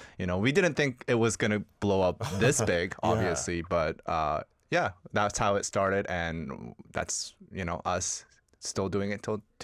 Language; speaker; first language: English; early bilingual, other home language; Korean